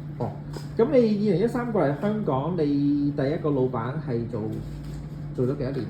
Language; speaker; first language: Cantonese; native; Cantonese